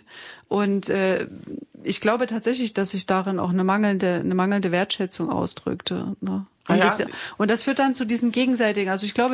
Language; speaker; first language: German; native; German